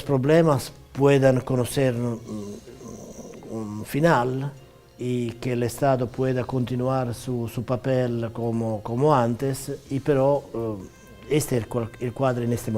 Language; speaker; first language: Spanish; non-native, fluent; Italian